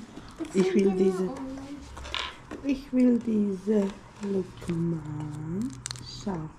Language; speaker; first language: German; early bilingual, heritage; Bosnian